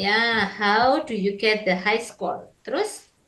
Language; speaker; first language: English; non-native, fluent; Indonesian